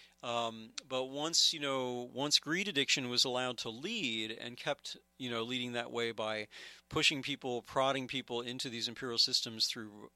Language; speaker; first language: English; native; English